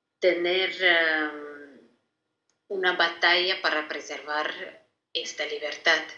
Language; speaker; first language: Spanish; non-native, fluent; Ukrainian